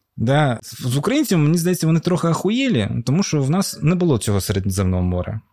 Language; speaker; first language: Ukrainian; non-native, local second language; Russian